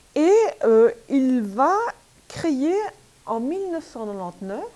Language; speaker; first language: French; native; French